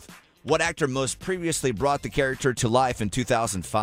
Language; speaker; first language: English; native; English